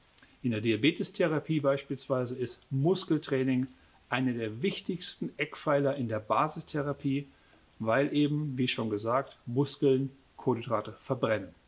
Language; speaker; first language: German; native; German